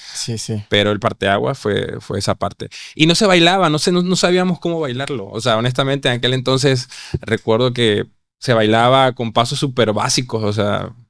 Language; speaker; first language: Spanish; native; Spanish